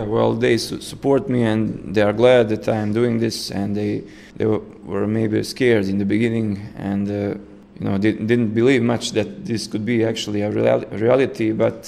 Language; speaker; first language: English; non-native, fluent; Serbian